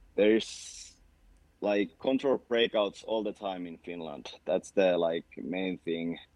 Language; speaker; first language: English; non-native, fluent; Finnish